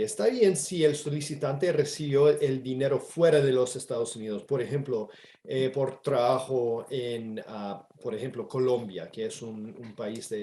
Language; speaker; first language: Spanish; non-native, fluent; English